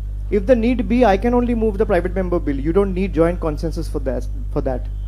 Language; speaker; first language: English; non-native, local second language; Bangla